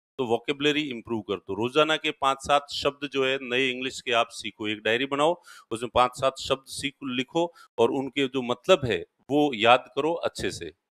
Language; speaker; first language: Hindi; non-native, local second language; Marwari